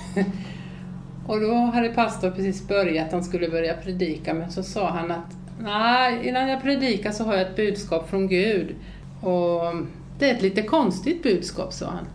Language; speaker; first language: Swedish; early bilingual, other home language; Finnish